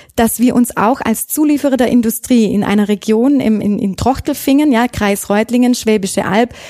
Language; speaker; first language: German; native; German